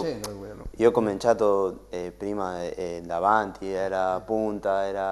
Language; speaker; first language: Italian; non-native, learner; Spanish